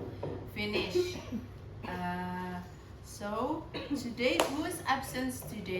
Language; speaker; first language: English; non-native, learner; Indonesian